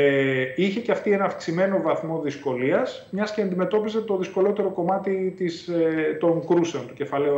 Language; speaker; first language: Greek; native; Greek